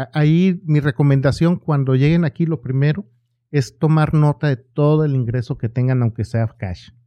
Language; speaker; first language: Spanish; native; Spanish